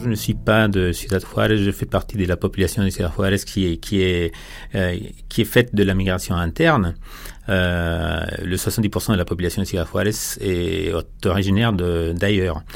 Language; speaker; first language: French; non-native, fluent; Spanish